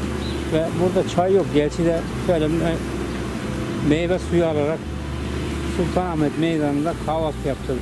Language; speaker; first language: Turkish; native; Turkish